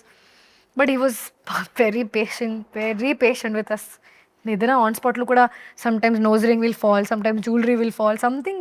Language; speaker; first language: Telugu; non-native, learner; Hindi